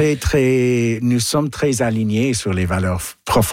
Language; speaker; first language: French; non-native, local second language; English